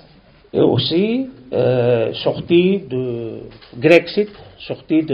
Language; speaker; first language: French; non-native, learner; Greek